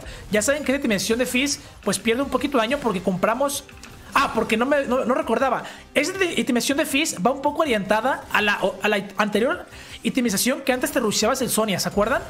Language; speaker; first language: Spanish; native; Spanish